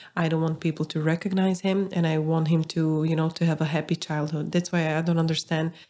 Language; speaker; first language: English; non-native, fluent; Slovak